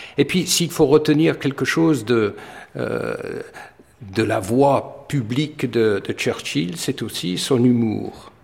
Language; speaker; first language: French; non-native, fluent; English